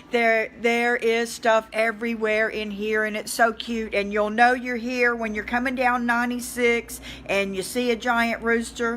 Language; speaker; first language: English; native; English